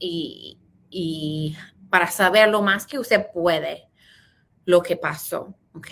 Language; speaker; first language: Spanish; early bilingual, heritage; Spanish